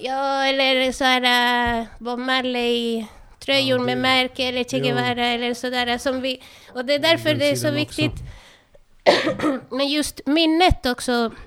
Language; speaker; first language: Swedish; non-native, fluent; Spanish